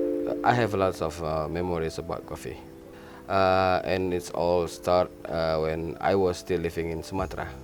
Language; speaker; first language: English; non-native, learner; Indonesian